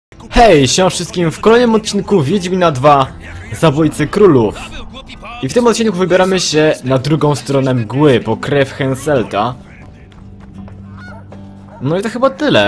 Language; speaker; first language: Polish; native; Polish